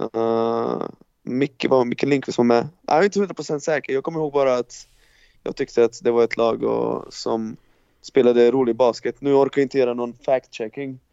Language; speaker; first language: Swedish; non-native, fluent; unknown